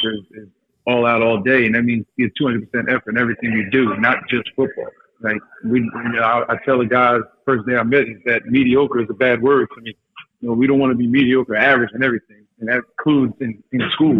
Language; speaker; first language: English; native; English